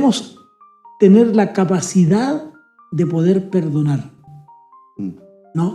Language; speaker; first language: Spanish; native; Spanish